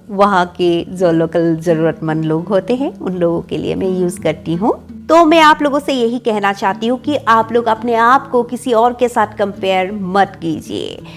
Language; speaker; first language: Hindi; non-native, local second language; Assamese